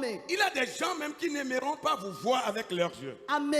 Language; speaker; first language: French; non-native, local second language; Ewe